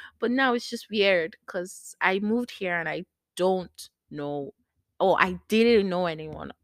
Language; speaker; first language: English; non-native, local second language; Yoruba